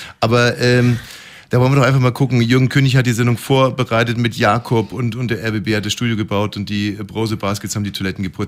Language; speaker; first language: German; native; German